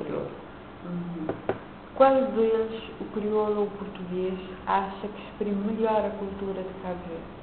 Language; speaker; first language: Portuguese; non-native, local second language; Kabuverdianu